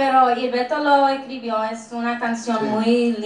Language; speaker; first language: Spanish; early bilingual, heritage; English